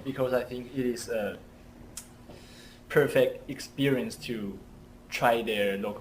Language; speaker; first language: English; non-native, learner; Chinese